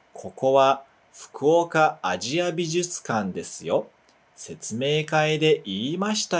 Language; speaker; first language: Japanese; non-native, fluent; Portuguese